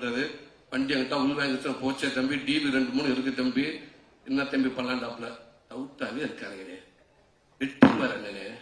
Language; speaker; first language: Tamil; native; Tamil